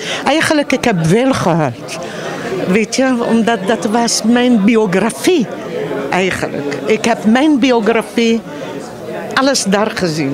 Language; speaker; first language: Dutch; non-native, fluent; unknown